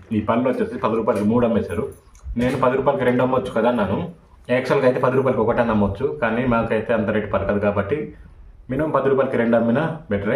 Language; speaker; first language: Telugu; non-native, local second language; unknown